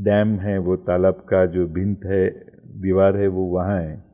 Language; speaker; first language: Hindi; non-native, local second language; Marathi